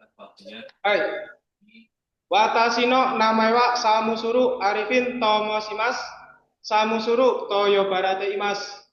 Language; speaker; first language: Japanese; non-native, learner; Indonesian